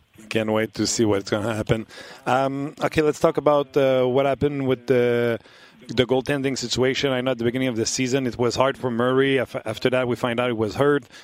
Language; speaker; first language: English; non-native, fluent; French